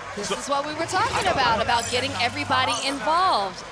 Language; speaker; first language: English; native; English